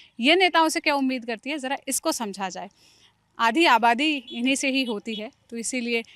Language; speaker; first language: Hindi; native; Hindi